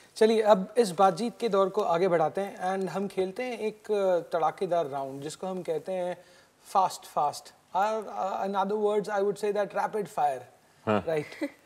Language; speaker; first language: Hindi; native; Hindi